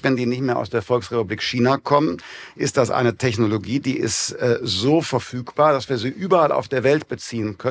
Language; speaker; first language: German; native; German